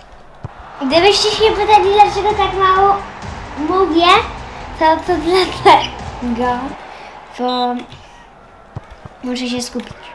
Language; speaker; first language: Polish; native; Polish